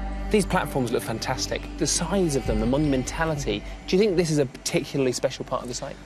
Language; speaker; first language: English; native; English